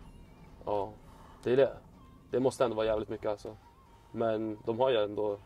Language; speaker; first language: Swedish; native; Swedish